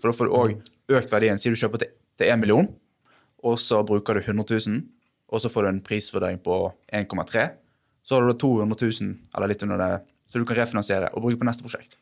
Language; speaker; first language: Norwegian; native; Norwegian